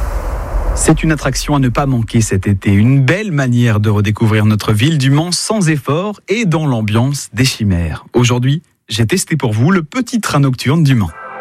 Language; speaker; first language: French; native; French